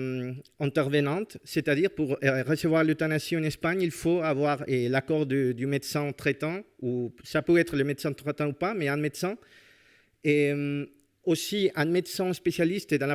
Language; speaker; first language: French; non-native, fluent; Spanish